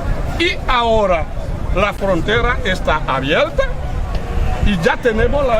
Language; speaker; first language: Spanish; non-native, fluent; Haitian Creole